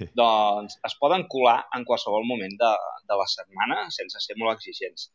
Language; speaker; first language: Catalan; native; Catalan